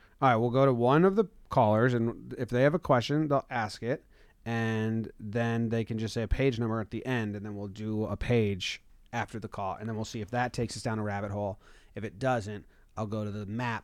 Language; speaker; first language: English; native; English